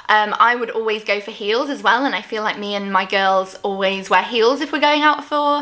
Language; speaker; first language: English; native; English